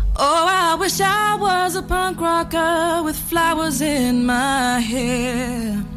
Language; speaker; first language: English; native; English